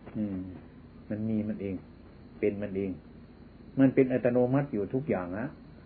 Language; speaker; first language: Thai; non-native, local second language; Lao